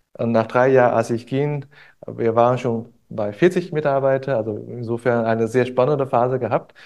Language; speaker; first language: German; non-native, fluent; Chinese